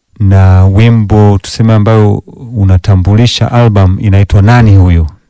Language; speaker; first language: Swahili; non-native, fluent; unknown